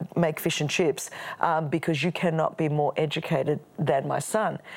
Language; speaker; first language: English; non-native, local second language; Greek